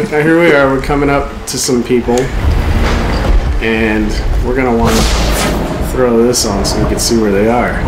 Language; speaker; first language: English; native; English